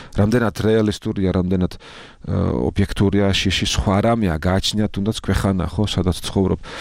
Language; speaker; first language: Georgian; non-native, fluent; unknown